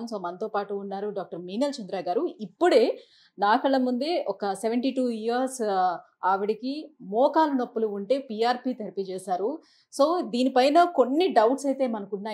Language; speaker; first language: Telugu; native; Telugu